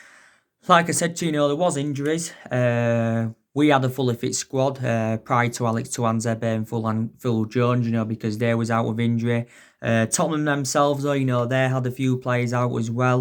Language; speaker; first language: English; native; English